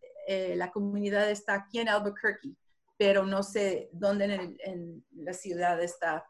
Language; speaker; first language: Spanish; non-native, learner; English